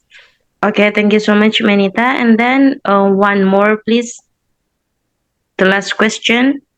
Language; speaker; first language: English; non-native, learner; Indonesian